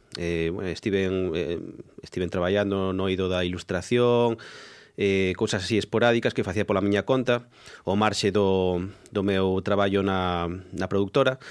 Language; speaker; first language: Galician; non-native, local second language; Spanish